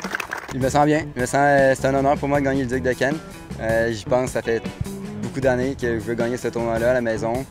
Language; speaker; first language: French; native; French